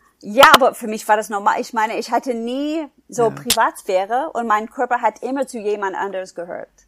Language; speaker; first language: German; non-native, fluent; English